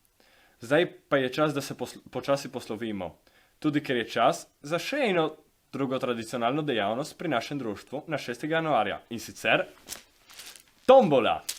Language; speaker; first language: Slovenian; native; Slovenian